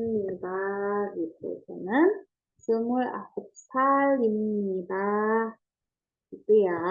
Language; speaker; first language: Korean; non-native, learner; Indonesian